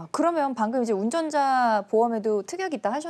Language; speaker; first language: Korean; native; Korean